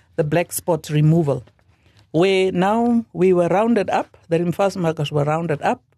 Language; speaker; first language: English; non-native, local second language; Afrikaans